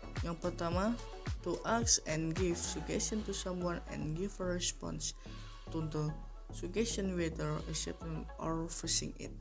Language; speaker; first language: English; non-native, learner; Indonesian